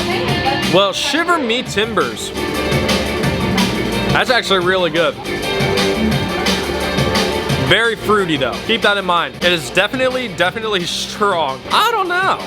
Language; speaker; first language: English; native; English